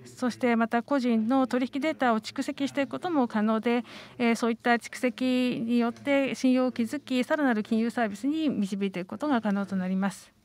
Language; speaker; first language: Japanese; non-native, fluent; Estonian